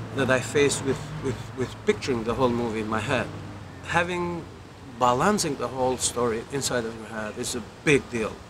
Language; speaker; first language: English; non-native, fluent; Albanian